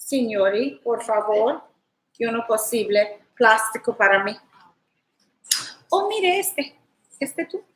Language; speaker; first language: Spanish; non-native, learner; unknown